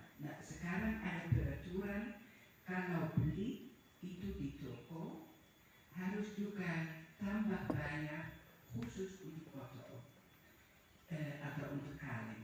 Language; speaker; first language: Indonesian; non-native, fluent; Dutch